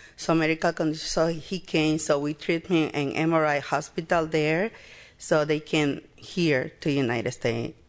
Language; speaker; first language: English; non-native, learner; Spanish